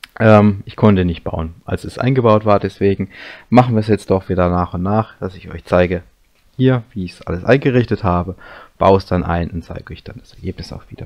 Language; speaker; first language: German; native; German